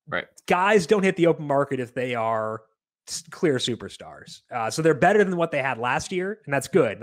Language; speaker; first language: English; native; English